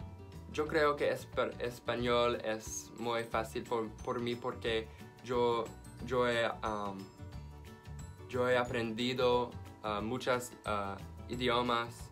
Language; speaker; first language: Spanish; non-native, learner; English